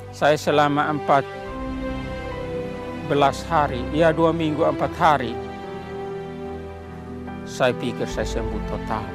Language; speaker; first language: Indonesian; non-native, local second language; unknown